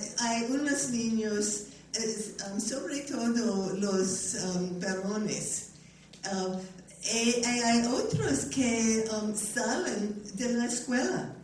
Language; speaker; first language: Spanish; non-native, learner; English